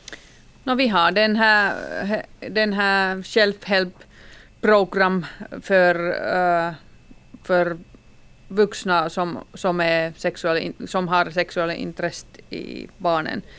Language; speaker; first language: Swedish; non-native, local second language; Finnish